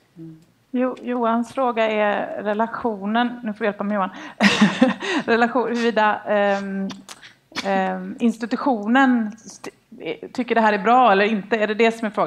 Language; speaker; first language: Swedish; native; Swedish